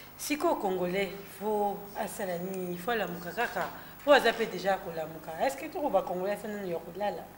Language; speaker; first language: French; non-native, local second language; Lingala